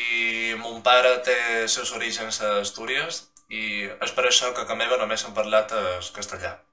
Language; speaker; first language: Catalan; non-native, local second language; Spanish